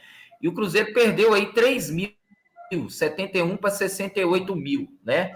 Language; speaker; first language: Portuguese; native; Portuguese